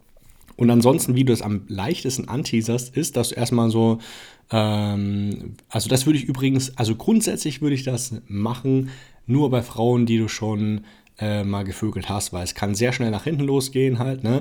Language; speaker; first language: German; native; German